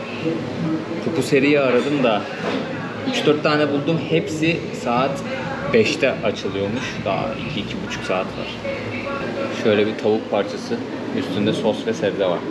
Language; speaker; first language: Turkish; native; Turkish